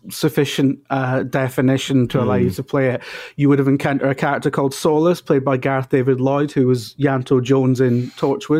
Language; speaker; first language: English; native; English